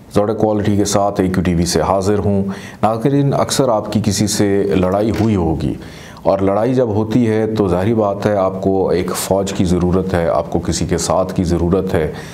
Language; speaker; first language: Urdu; native; Urdu